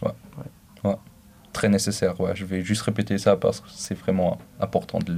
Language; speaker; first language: French; non-native, local second language; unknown